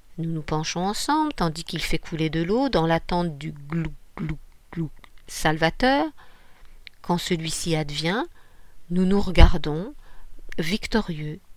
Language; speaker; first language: French; native; French